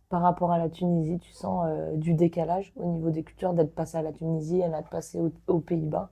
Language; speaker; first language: French; native; French